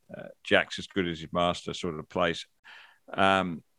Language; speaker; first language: English; native; English